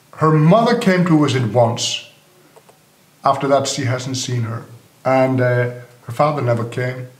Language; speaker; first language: English; non-native, fluent; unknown